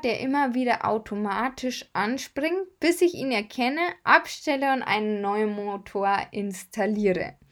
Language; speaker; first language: German; native; German